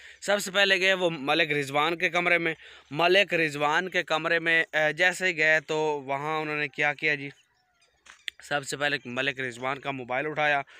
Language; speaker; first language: Urdu; non-native, local second language; Punjabi